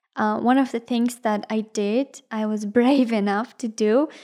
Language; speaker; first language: English; non-native, fluent; Persian